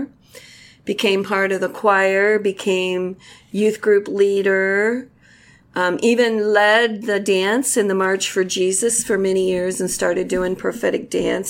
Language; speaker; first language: English; native; English